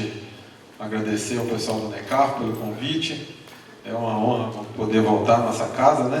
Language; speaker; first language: Portuguese; native; Portuguese